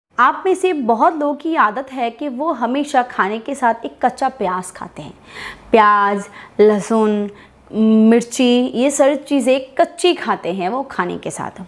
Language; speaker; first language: Hindi; non-native, local second language; Bangla